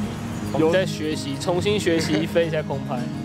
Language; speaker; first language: Chinese; native; Chinese